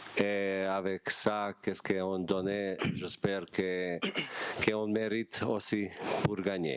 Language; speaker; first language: French; non-native, learner; Bosnian